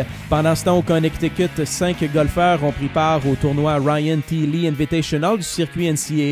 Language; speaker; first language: French; native; French